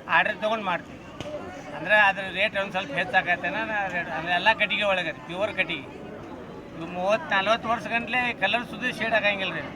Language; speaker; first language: Kannada; native; Kannada